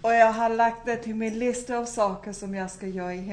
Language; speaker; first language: Swedish; non-native, fluent; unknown